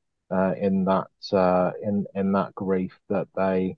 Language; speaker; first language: English; native; English